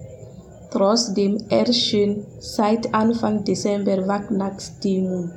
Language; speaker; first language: German; non-native, learner; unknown